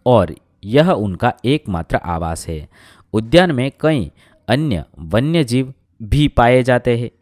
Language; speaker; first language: Hindi; non-native, local second language; Gujarati